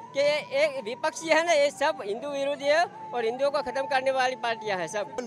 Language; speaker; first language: Hindi; non-native, local second language; Gujarati